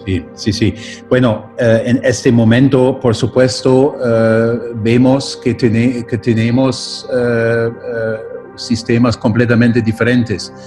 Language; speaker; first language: Spanish; non-native, fluent; German